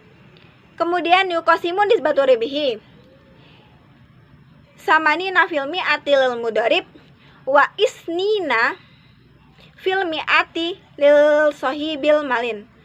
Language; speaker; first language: Arabic; non-native, learner; Indonesian